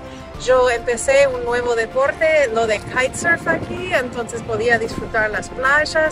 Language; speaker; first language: Spanish; non-native, fluent; English